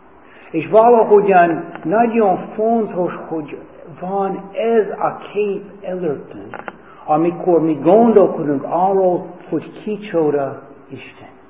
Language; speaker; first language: Hungarian; non-native, fluent; English